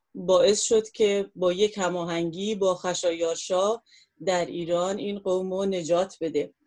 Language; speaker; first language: Persian; non-native, local second language; Kurdish